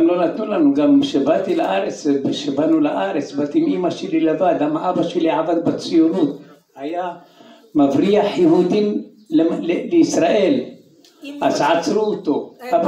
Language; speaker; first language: Hebrew; early bilingual, other home language; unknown